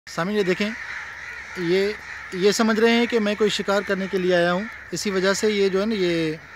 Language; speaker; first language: Urdu; non-native, local second language; Sindhi